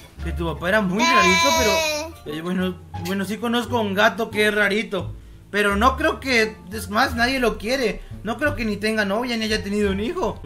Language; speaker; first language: Spanish; native; Spanish